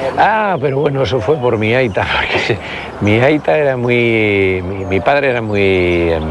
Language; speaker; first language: Spanish; native; Spanish